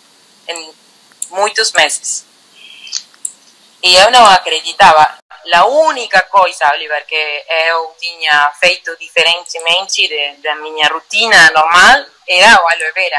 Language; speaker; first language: Portuguese; non-native, learner; Spanish